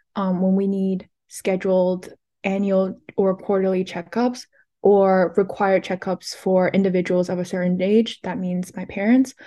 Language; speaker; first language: English; early bilingual, other home language; Chinese